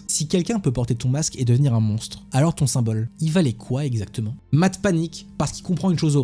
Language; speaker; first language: French; native; French